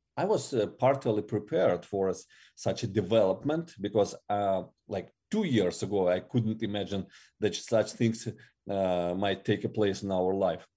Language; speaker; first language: English; non-native, fluent; Russian